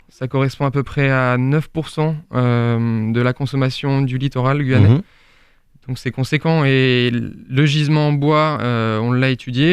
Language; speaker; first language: French; native; French